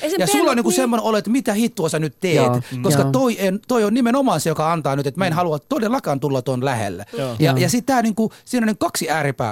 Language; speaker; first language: Finnish; early bilingual, other home language; Somali